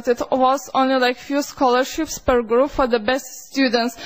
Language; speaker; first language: English; non-native, fluent; Lithuanian